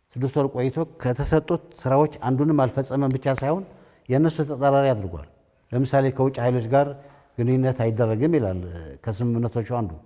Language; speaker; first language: Amharic; non-native, local second language; Tigrinya